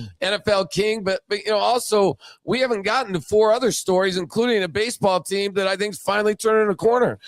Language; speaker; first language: English; native; English